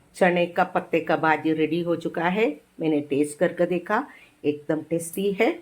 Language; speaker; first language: Hindi; non-native, local second language; Malayalam